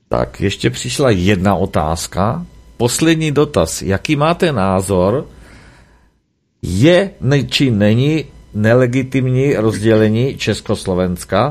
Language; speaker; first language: Czech; native; Czech